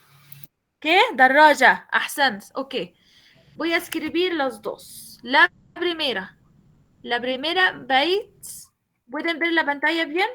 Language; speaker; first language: Spanish; non-native, fluent; Arabic